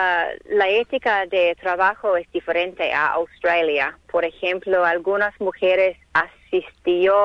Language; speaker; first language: Spanish; non-native, learner; English